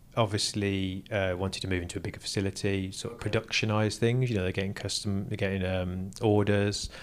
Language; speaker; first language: English; native; English